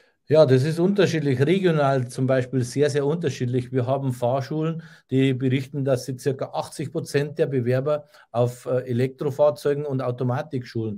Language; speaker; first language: German; native; German